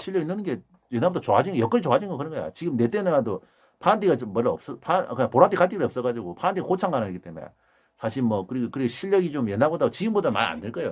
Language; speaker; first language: Korean; native; Korean